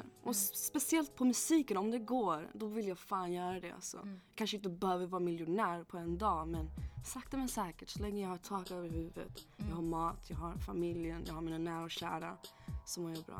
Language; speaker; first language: Swedish; early bilingual, other home language; English